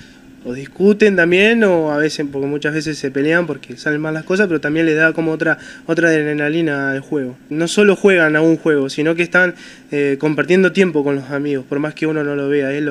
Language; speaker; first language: Spanish; native; Spanish